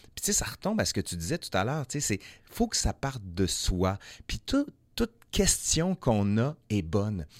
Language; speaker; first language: French; native; French